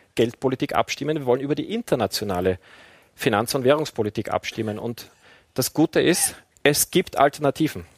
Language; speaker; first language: German; native; German